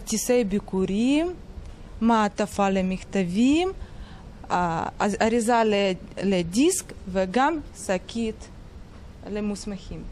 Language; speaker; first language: Hebrew; non-native, learner; Russian